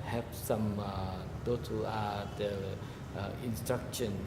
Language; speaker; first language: English; non-native, learner; Thai